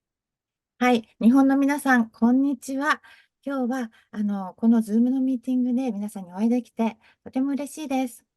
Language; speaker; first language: Japanese; non-native, fluent; English